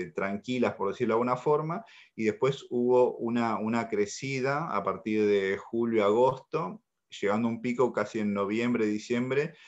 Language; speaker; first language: Spanish; native; Spanish